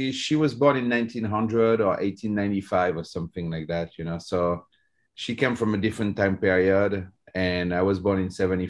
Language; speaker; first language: English; non-native, fluent; French